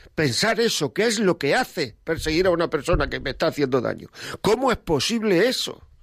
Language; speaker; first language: Spanish; native; Spanish